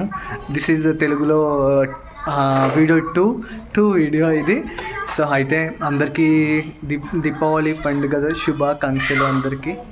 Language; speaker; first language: Telugu; non-native, local second language; Kannada